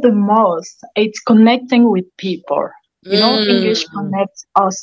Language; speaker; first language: English; non-native, learner; French